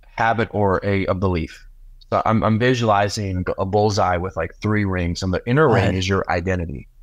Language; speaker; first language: English; native; English